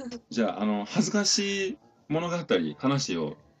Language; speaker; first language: Japanese; non-native, learner; English